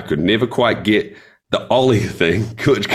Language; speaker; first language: English; native; English